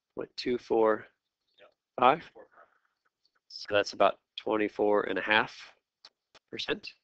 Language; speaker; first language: English; native; English